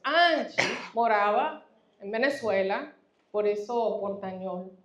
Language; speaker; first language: Portuguese; non-native, fluent; Spanish